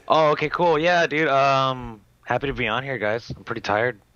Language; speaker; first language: English; native; English